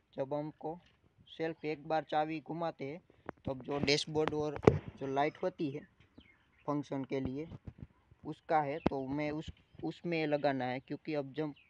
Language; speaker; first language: Hindi; non-native, local second language; Gujarati